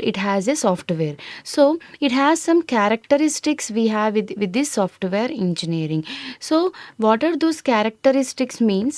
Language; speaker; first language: English; non-native, local second language; Telugu